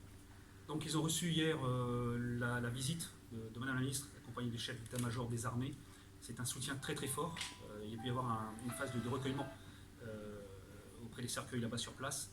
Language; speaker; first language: French; native; French